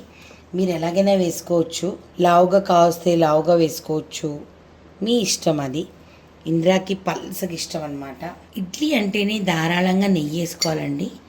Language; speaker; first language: Telugu; native; Telugu